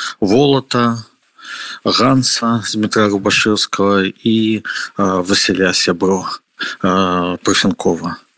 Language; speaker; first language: Belarusian; non-native, local second language; Russian